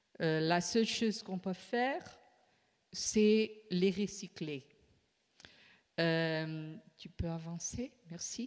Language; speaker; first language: French; non-native, fluent; Portuguese